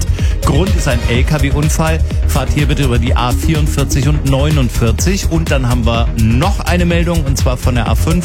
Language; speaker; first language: German; native; German